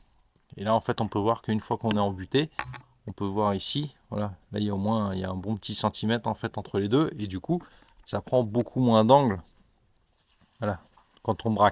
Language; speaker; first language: French; native; French